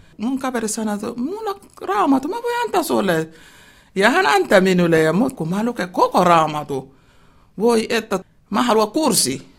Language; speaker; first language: Finnish; non-native, learner; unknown